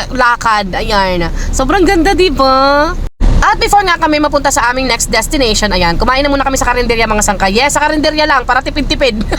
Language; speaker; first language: Filipino; non-native, local second language; Waray